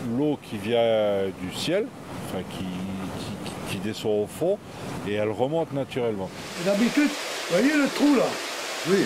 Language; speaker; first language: French; native; French